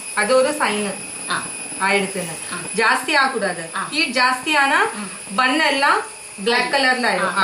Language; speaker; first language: Malayalam; non-native, learner; Tamil